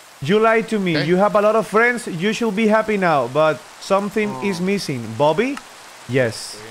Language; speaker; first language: English; non-native, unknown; Spanish